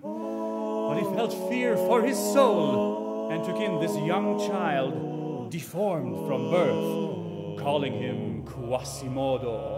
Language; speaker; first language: English; non-native, fluent; Swedish